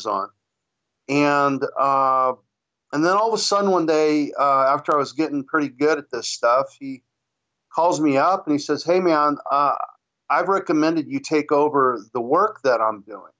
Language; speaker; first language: English; native; English